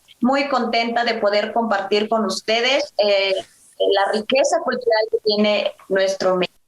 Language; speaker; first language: Spanish; non-native, local second language; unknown